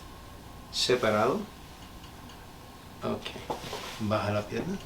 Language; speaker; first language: Spanish; early bilingual, heritage; Spanish